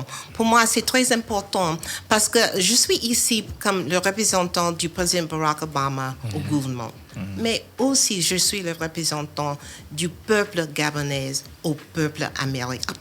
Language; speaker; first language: French; non-native, fluent; English